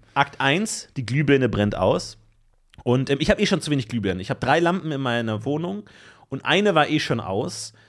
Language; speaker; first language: German; native; German